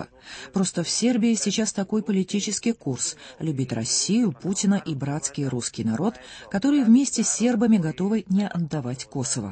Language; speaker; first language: Russian; early bilingual, heritage; Russian